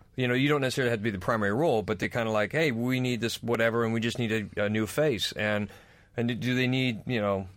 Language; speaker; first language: English; native; English